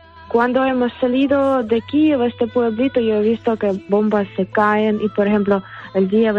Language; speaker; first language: Spanish; non-native, learner; Ukrainian